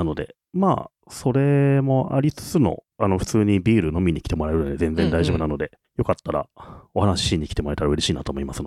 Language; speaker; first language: Japanese; native; Japanese